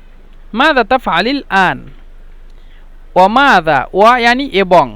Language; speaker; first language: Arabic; non-native, fluent; Bangla